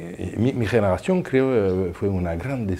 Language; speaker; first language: Spanish; non-native, fluent; French